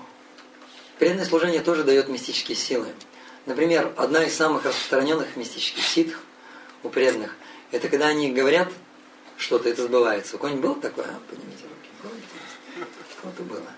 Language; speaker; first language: Russian; native; Russian